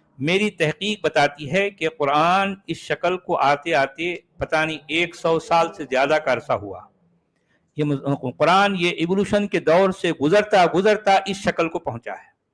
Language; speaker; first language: Urdu; native; Urdu